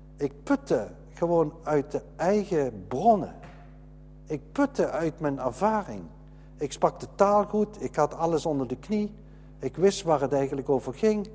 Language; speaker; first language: Dutch; native; Dutch